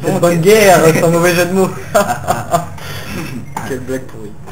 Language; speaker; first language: French; native; French